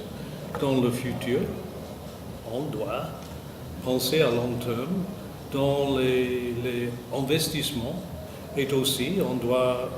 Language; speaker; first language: French; non-native, fluent; English